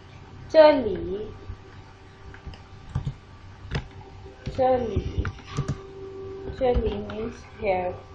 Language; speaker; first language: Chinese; non-native, fluent; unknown